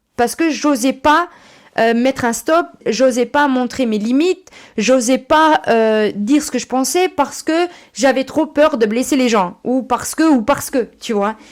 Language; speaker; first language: French; early bilingual, other home language; Portuguese